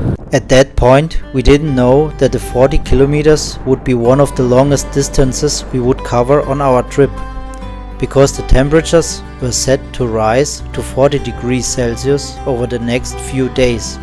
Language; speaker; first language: English; non-native, learner; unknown